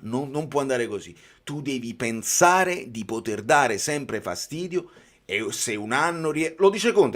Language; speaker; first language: Italian; native; Italian